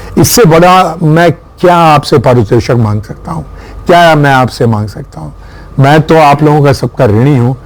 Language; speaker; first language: Hindi; native; Hindi